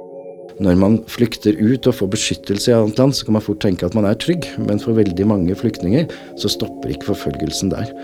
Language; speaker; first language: Norwegian; native; Norwegian